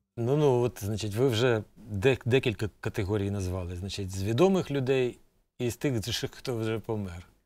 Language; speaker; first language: Ukrainian; native; Ukrainian